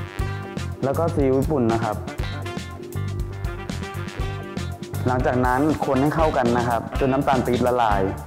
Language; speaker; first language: Thai; native; Thai